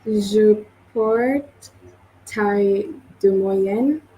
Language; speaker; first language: French; non-native, learner; English